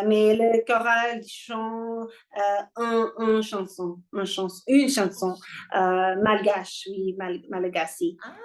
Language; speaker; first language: French; non-native, learner; English